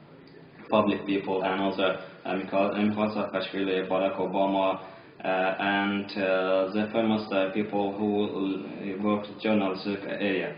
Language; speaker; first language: English; non-native, learner; Azerbaijani